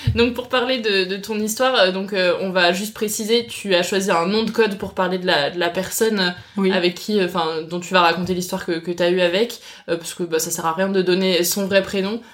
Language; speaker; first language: French; native; French